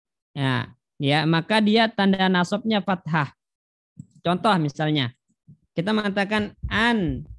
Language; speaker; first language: Indonesian; native; Indonesian